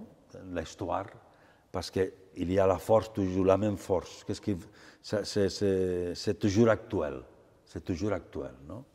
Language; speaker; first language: French; non-native, fluent; Catalan